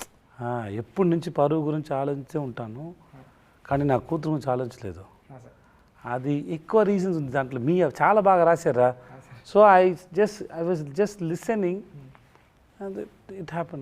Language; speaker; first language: Telugu; non-native, learner; Tamil